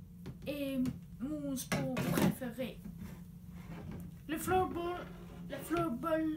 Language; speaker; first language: French; non-native, learner; Swedish